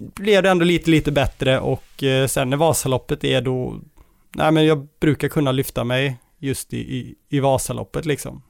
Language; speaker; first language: Swedish; native; Swedish